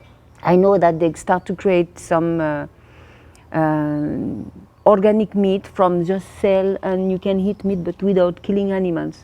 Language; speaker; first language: English; non-native, learner; French